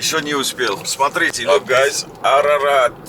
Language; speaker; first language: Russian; non-native, learner; English